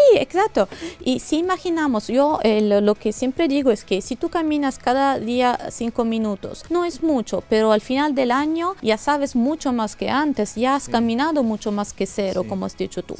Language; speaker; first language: Spanish; non-native, fluent; Italian